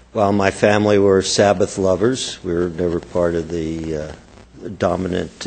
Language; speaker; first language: English; native; English